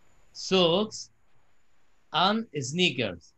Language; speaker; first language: English; non-native, fluent; Spanish